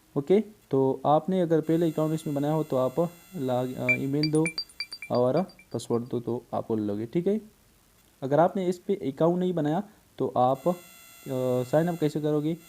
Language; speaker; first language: Urdu; non-native, local second language; Pashto